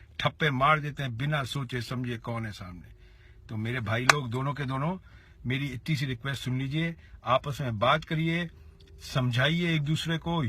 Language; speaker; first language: Hindi; native; Hindi